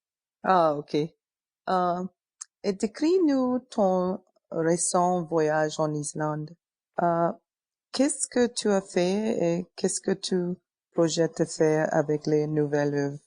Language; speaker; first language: French; non-native, learner; English